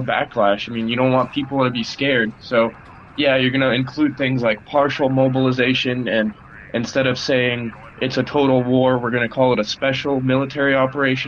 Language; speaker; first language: English; early bilingual, other home language; Russian